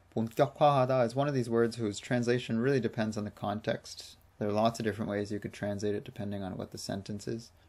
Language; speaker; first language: English; native; English